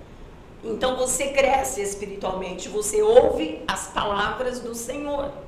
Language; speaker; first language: Portuguese; native; Portuguese